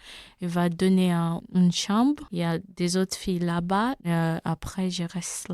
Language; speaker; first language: French; non-native, learner; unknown